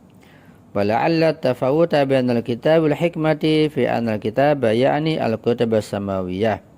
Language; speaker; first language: Arabic; non-native, fluent; Indonesian